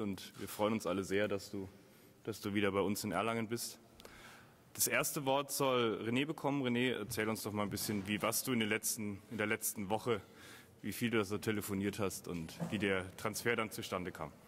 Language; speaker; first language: German; native; German